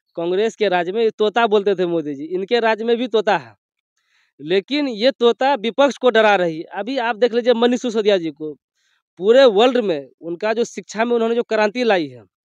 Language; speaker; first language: Hindi; native; Hindi